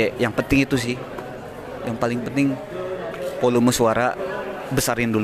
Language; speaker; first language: Indonesian; native; Indonesian